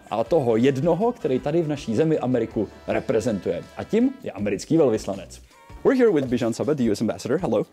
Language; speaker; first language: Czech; native; Czech